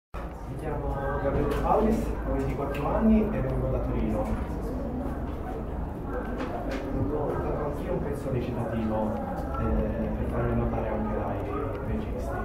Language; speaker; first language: Italian; native; Italian